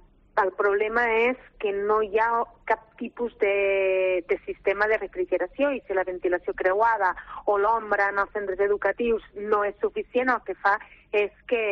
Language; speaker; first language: Catalan; native; Catalan